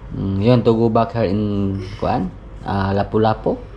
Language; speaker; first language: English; non-native, local second language; Cebuano